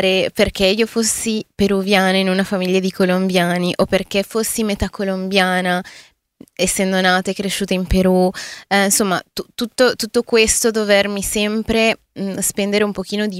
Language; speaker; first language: Italian; early bilingual, other home language; Spanish